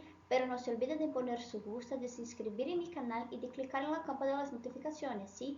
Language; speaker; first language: Spanish; non-native, fluent; Portuguese